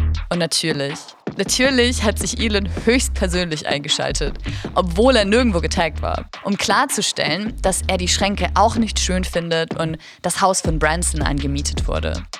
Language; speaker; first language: German; native; German